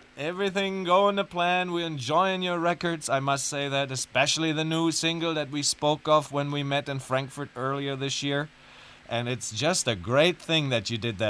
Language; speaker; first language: English; non-native, fluent; German